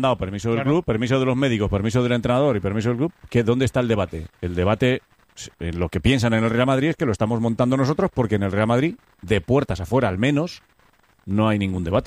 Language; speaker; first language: Spanish; native; Spanish